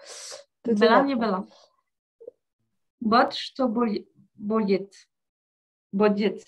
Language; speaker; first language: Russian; non-native, learner; French